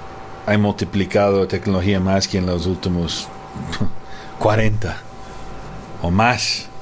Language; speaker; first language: Spanish; non-native, fluent; English